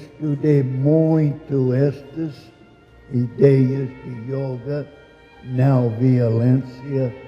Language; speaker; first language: Portuguese; non-native, learner; English